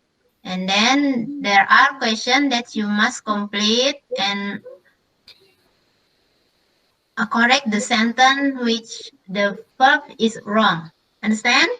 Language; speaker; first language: English; non-native, learner; Indonesian